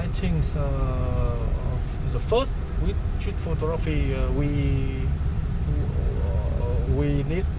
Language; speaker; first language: English; non-native, learner; Vietnamese